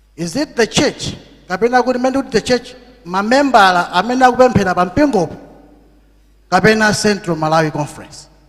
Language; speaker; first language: Nyanja; native; Nyanja